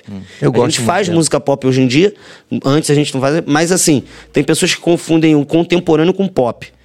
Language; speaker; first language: Portuguese; native; Portuguese